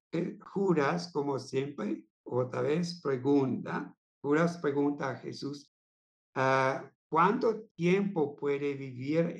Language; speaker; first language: Spanish; non-native, fluent; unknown